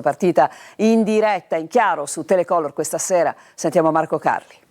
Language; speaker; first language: Italian; native; Italian